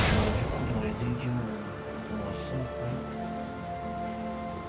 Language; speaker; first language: French; native; French